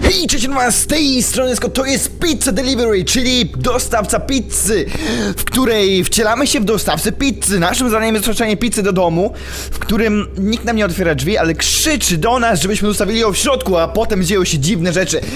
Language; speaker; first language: Polish; native; Polish